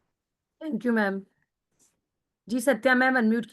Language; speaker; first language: Hindi; native; Hindi